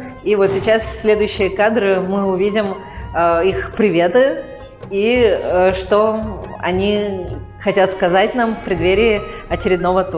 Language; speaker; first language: Russian; native; Russian